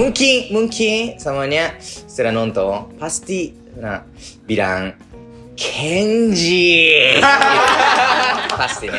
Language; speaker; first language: Indonesian; non-native, learner; Japanese